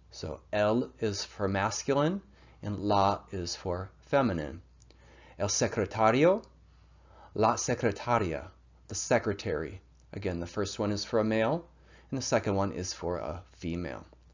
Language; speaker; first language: English; native; English